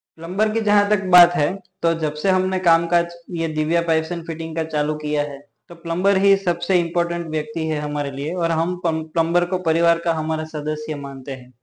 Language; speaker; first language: Hindi; non-native, local second language; Gujarati